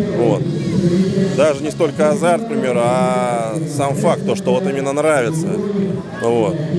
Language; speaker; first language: Russian; native; Russian